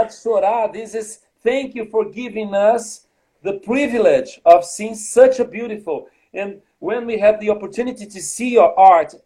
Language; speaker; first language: English; non-native, fluent; Portuguese